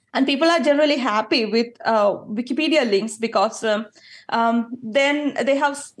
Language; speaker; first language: English; non-native, local second language; Malayalam